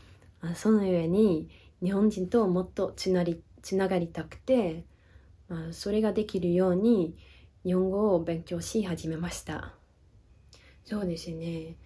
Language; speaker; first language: Japanese; non-native, fluent; Dutch